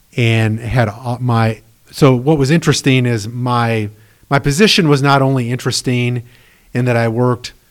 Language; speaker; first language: English; native; English